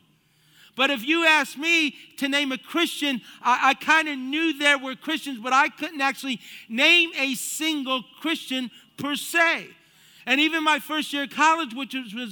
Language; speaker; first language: English; native; English